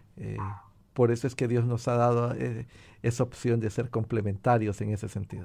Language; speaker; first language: Spanish; native; Spanish